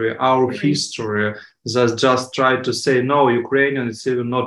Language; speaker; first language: English; non-native, learner; Ukrainian